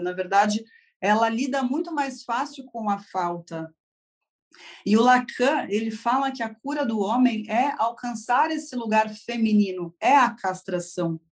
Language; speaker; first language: Portuguese; native; Portuguese